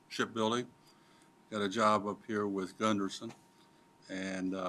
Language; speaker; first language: English; native; English